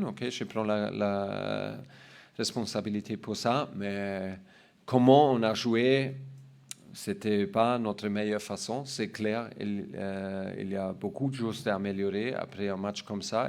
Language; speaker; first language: French; non-native, learner; German